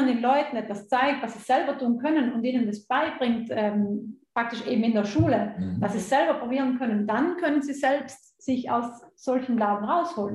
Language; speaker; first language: German; native; German